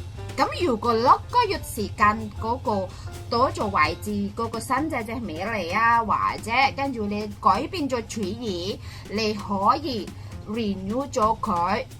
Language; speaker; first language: Cantonese; non-native, fluent; Indonesian